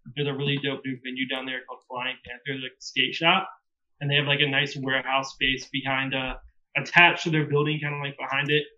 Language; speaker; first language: English; native; English